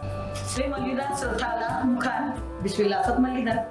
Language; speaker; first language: Hebrew; non-native, learner; Marathi